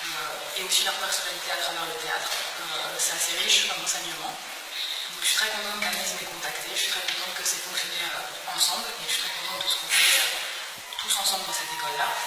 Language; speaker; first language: French; native; French